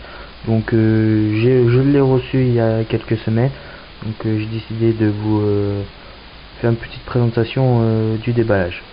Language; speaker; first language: French; native; French